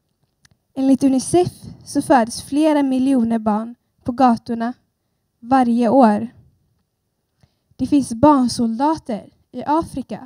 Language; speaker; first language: Swedish; early bilingual, other home language; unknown